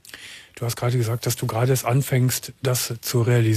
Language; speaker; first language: German; native; German